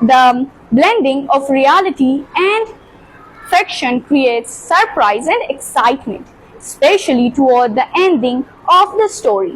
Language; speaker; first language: English; non-native, local second language; Baluchi